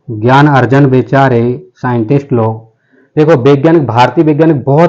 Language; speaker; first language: Hindi; native; Hindi